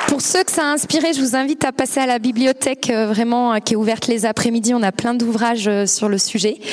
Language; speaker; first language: French; native; French